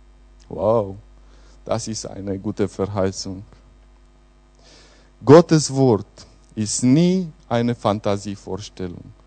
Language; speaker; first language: German; non-native, fluent; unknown